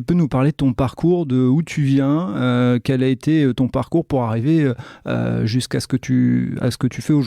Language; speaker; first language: French; native; French